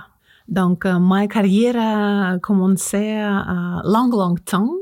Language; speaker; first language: French; non-native, learner; Russian